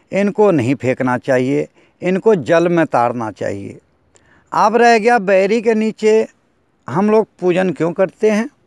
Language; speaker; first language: Hindi; native; Hindi